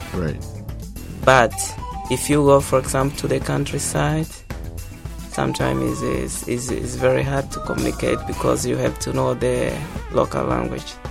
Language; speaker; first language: English; non-native, local second language; Portuguese